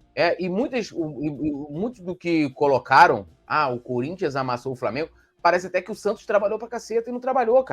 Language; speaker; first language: Portuguese; native; Portuguese